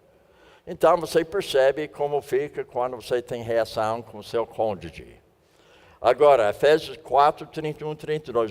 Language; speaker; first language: Portuguese; non-native, fluent; English